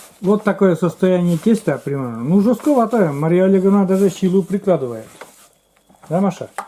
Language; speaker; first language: Russian; native; Russian